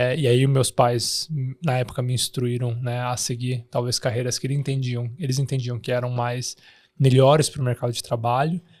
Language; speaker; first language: Portuguese; early bilingual, other home language; Chinese